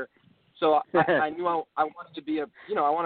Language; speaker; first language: English; native; English